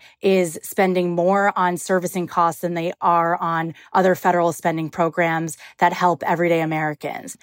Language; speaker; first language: English; native; English